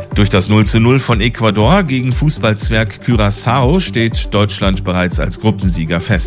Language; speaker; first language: German; native; German